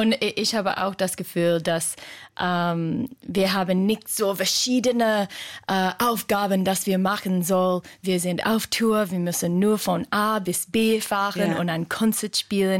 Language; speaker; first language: German; non-native, fluent; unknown